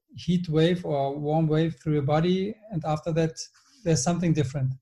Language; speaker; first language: English; non-native, fluent; German